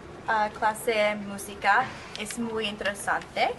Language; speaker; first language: Spanish; non-native, learner; English